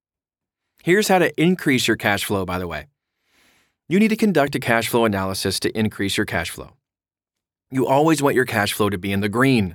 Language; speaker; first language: English; native; English